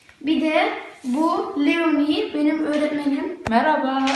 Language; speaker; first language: Turkish; early bilingual, heritage; Turkish